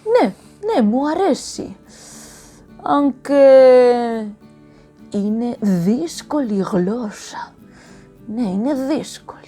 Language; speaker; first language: Greek; non-native, learner; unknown